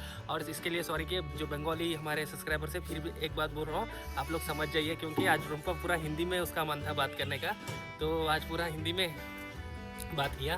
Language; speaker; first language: Hindi; non-native, local second language; Bangla